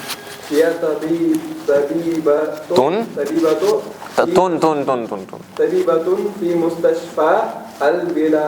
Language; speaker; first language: Arabic; non-native, learner; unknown